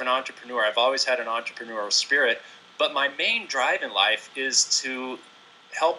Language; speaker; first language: English; native; English